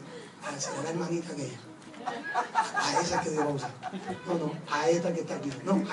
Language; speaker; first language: Spanish; native; Spanish